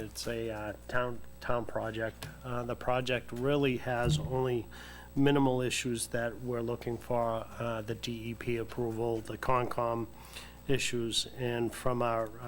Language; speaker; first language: English; native; English